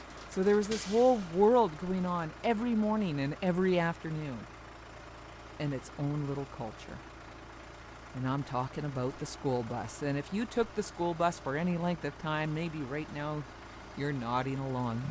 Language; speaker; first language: English; native; English